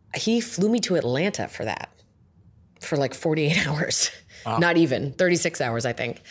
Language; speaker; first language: English; native; English